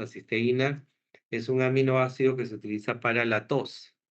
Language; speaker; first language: Spanish; native; Spanish